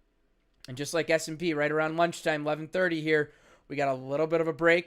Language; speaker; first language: English; native; English